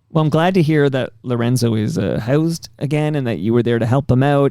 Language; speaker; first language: English; native; English